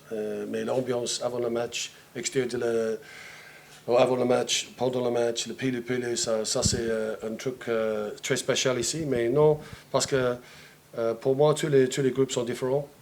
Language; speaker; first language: French; non-native, fluent; English